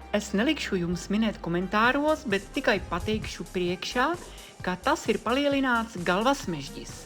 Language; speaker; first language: Latvian; non-native, fluent; Czech